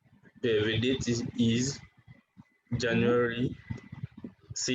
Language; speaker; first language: English; non-native, learner; French